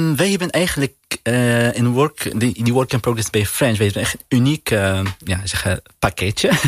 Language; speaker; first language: Dutch; non-native, learner; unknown